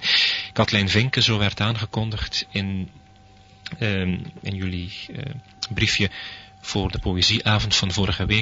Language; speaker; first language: Dutch; native; Dutch